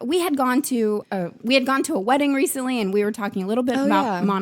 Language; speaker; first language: English; native; English